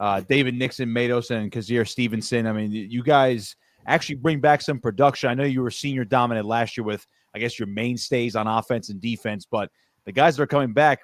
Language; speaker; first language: English; native; English